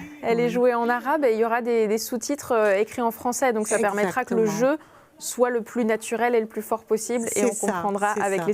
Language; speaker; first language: French; native; French